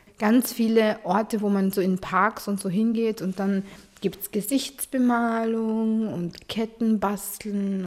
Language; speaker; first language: German; early bilingual, other home language; Arabic